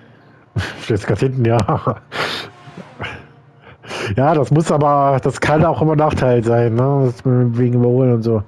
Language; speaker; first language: German; native; German